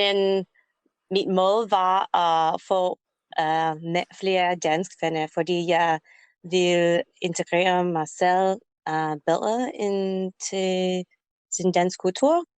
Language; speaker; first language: Danish; non-native, learner; English